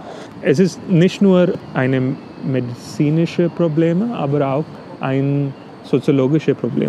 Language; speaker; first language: German; non-native, fluent; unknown